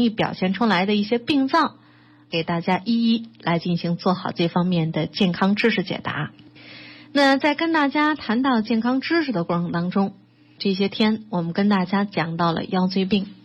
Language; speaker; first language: Chinese; native; Chinese